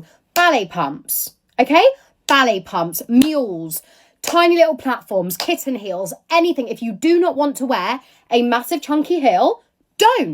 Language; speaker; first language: English; native; English